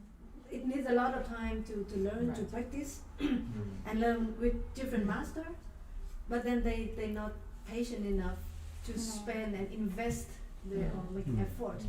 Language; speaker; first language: English; non-native, fluent; Vietnamese